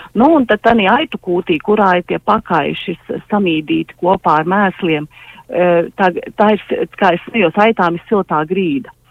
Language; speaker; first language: Latvian; native; Latvian